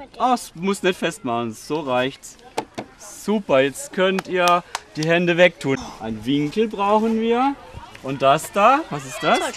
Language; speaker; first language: German; native; German